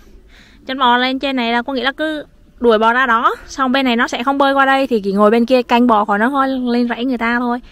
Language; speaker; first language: Vietnamese; native; Vietnamese